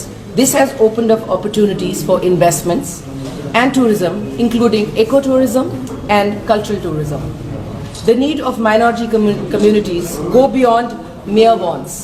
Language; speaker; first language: English; non-native, local second language; Hindi